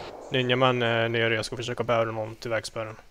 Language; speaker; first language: Swedish; native; Swedish